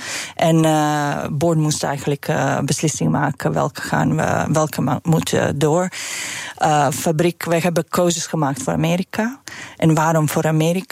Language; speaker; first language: Dutch; non-native, fluent; Serbian